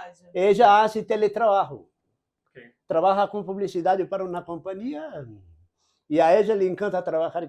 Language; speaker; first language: Spanish; non-native, fluent; Portuguese